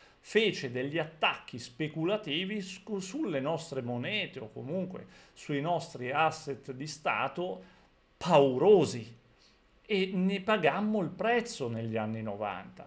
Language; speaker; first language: Italian; native; Italian